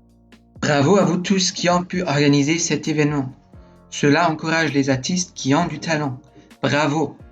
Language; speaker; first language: French; non-native, fluent; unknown